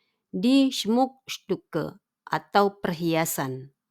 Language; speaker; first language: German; non-native, fluent; Indonesian